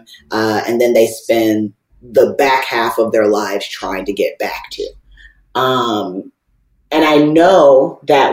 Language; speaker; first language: English; native; English